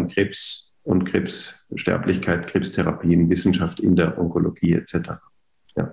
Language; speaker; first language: German; native; German